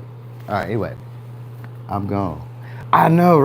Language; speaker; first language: English; native; English